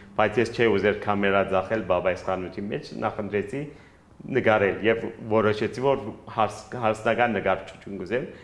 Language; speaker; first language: Armenian; early bilingual, heritage; Armenian